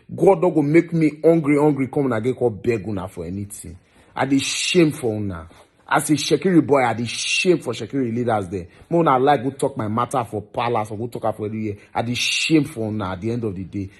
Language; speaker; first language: Nigerian Pidgin; non-native, local second language; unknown